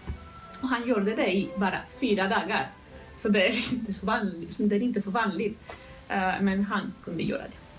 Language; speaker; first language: Swedish; non-native, fluent; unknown